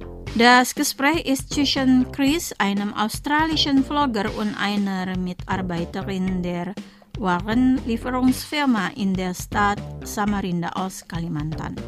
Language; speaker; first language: German; non-native, fluent; Indonesian